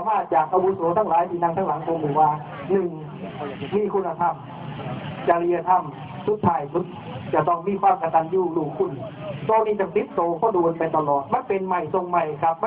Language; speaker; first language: Thai; non-native, local second language; Lao